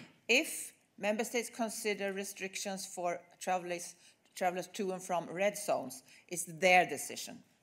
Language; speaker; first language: English; non-native, fluent; Swedish